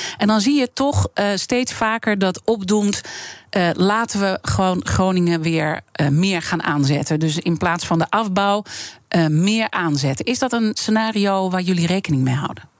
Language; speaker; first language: Dutch; native; Dutch